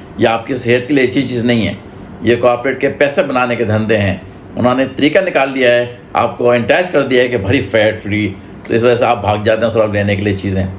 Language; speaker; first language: Urdu; native; Urdu